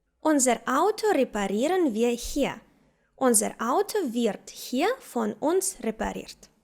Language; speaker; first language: German; non-native, fluent; Ukrainian